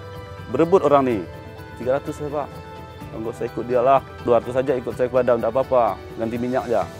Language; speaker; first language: Indonesian; native; Indonesian